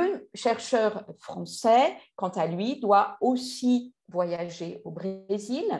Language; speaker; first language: French; native; French